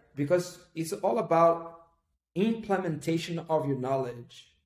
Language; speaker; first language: English; non-native, fluent; Portuguese